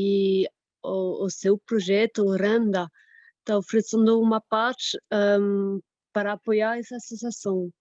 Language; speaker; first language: Portuguese; non-native, fluent; French